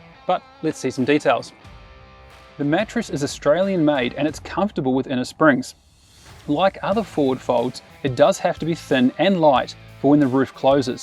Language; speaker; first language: English; native; English